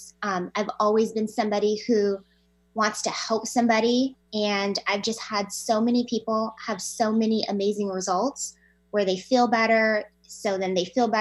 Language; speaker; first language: English; native; English